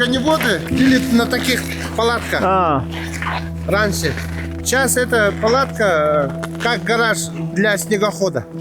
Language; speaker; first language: Russian; non-native, local second language; Yakut